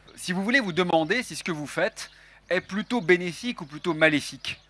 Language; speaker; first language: French; native; French